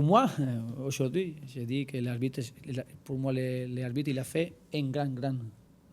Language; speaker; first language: French; non-native, learner; Spanish